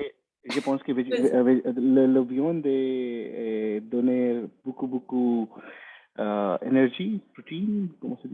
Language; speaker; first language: French; non-native, learner; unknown